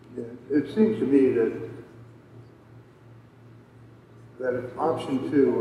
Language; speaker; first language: English; native; English